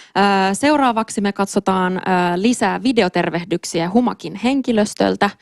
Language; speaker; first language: Finnish; native; Finnish